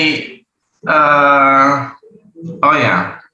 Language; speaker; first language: English; non-native, learner; Indonesian